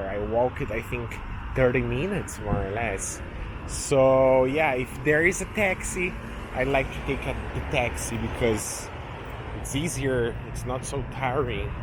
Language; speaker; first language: English; non-native, local second language; Portuguese